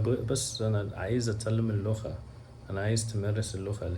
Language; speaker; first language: Arabic; non-native, learner; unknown